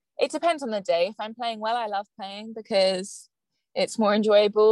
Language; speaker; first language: English; native; English